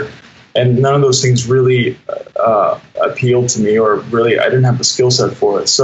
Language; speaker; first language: English; native; English